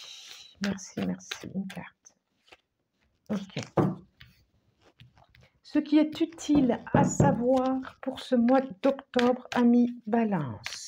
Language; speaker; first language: French; native; French